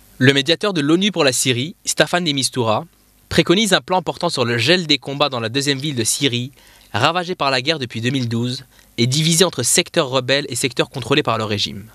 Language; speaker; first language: French; non-native, local second language; Arabic